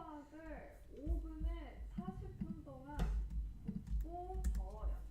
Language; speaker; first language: Korean; non-native, fluent; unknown